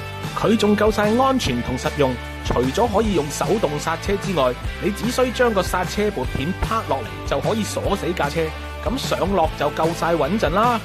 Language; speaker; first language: Cantonese; native; Cantonese